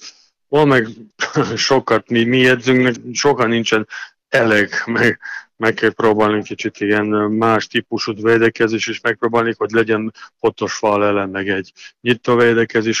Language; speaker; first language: Hungarian; non-native, learner; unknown